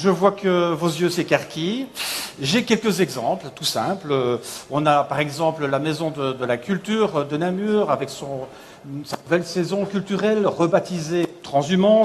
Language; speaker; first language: French; native; French